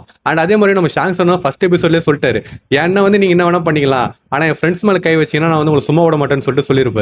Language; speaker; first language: Tamil; native; Tamil